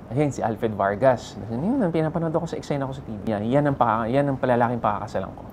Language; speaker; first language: Filipino; native; Filipino